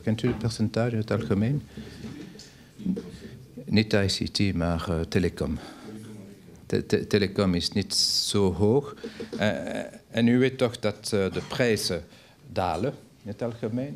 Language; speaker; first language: Dutch; non-native, local second language; French